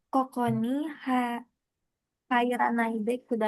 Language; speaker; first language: Japanese; non-native, learner; Indonesian